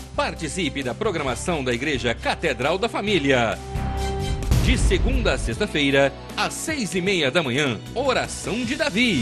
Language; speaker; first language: Portuguese; native; Portuguese